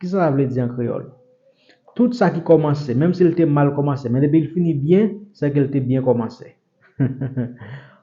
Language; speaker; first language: French; non-native, learner; Haitian Creole